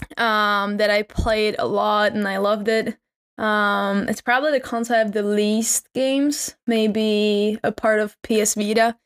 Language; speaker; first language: English; non-native, fluent; Czech